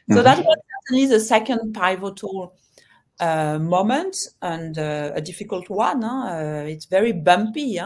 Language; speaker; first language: English; non-native, fluent; French